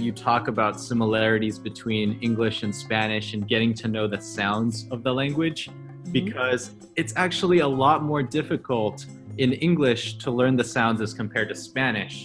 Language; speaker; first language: English; early bilingual, other home language; Chinese